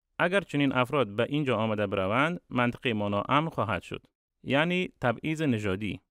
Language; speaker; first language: Persian; native; Persian